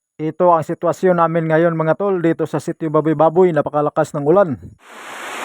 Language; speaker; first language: Filipino; non-native, local second language; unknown